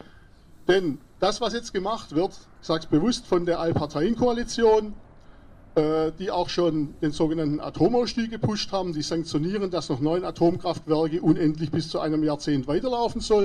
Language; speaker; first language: German; native; German